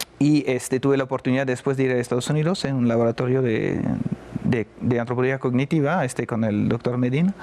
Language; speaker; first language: Spanish; non-native, fluent; French